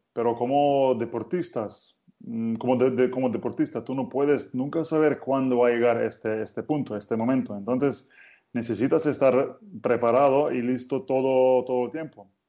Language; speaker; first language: Spanish; non-native, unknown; Slovenian